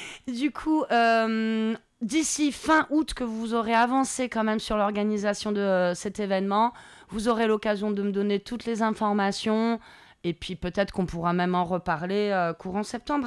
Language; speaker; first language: French; native; French